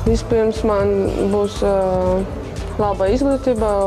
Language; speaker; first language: Latvian; non-native, local second language; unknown